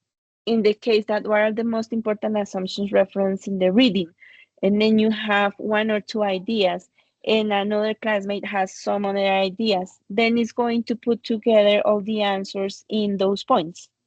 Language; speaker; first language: English; non-native, fluent; Spanish